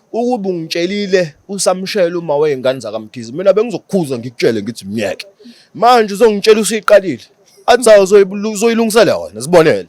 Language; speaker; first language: Zulu; native; Zulu